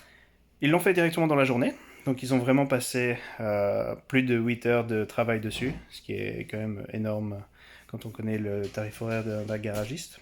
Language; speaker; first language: French; native; French